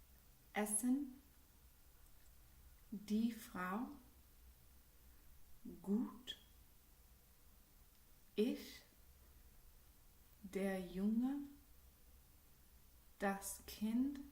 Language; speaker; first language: German; non-native, fluent; English